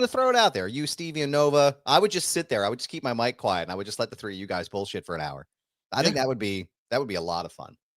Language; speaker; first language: English; native; English